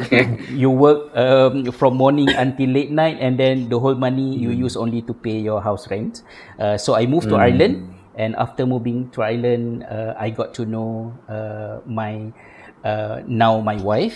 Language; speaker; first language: English; non-native, local second language; Malay